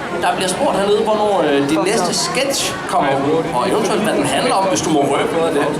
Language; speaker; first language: Danish; native; Danish